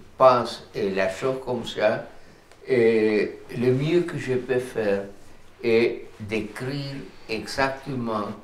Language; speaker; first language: French; non-native, fluent; Spanish